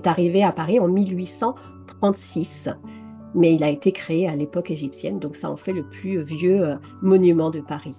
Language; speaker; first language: French; native; French